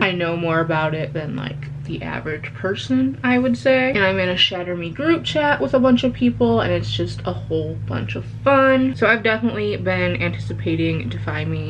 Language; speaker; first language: English; native; English